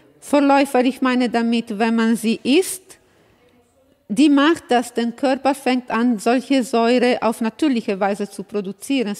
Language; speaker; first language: German; non-native, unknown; Italian